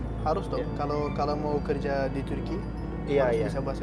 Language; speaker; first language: Indonesian; non-native, fluent; Turkish